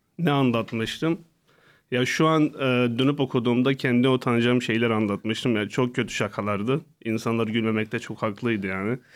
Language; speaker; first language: Turkish; non-native, local second language; Kurdish